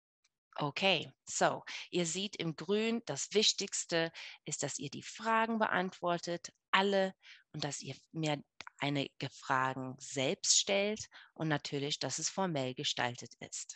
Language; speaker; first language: German; non-native, fluent; English